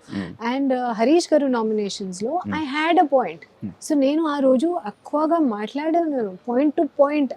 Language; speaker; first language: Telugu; non-native, learner; Hindi